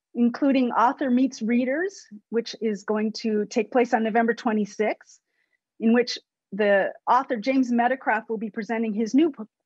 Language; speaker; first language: English; native; English